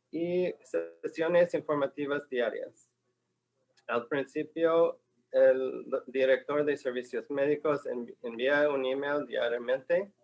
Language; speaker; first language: Spanish; non-native, fluent; English